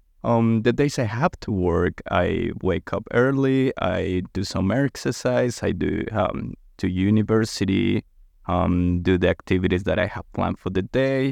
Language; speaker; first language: English; non-native, fluent; Spanish